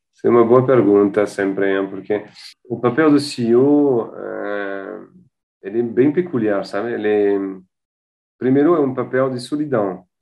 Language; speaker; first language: Portuguese; non-native, fluent; French